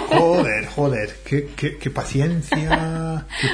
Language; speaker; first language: Spanish; non-native, fluent; English